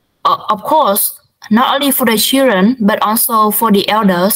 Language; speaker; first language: English; non-native, learner; Vietnamese